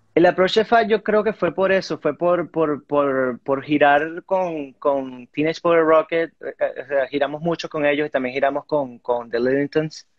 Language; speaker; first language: Spanish; native; Spanish